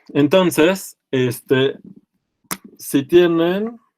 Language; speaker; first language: Spanish; native; Spanish